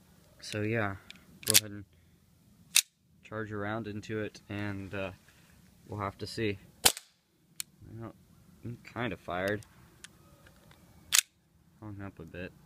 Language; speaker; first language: English; native; English